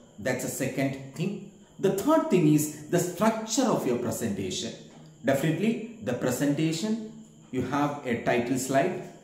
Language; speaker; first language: English; non-native, local second language; Malayalam